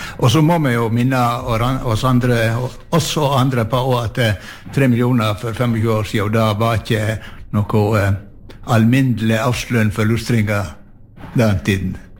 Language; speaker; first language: Norwegian; native; Norwegian